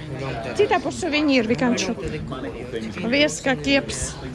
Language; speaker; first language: Swedish; non-native, learner; Russian